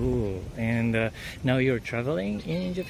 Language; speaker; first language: English; non-native, learner; Japanese